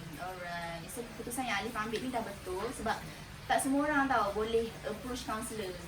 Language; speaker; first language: Malay; native; Malay